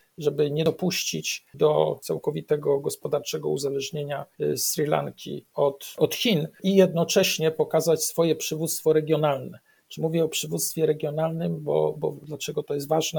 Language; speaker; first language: Polish; native; Polish